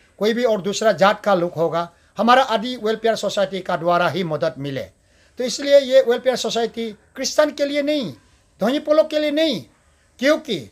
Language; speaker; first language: Hindi; non-native, local second language; Adi